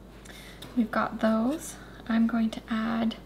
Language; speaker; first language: English; native; English